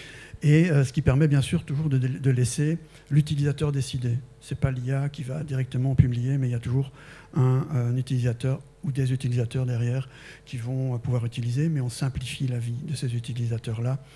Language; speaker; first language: French; native; French